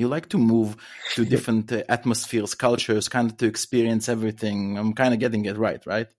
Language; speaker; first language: English; non-native, fluent; Hebrew